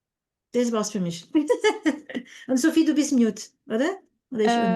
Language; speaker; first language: German; non-native, fluent; French